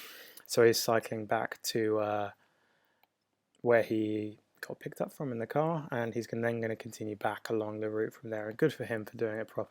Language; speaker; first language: English; native; English